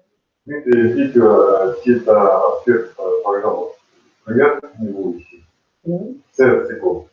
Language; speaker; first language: French; non-native, learner; Russian